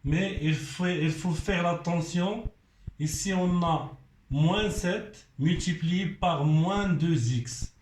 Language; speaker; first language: French; non-native, local second language; Arabic